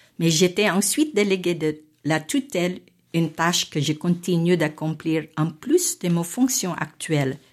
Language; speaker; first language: French; non-native, fluent; Filipino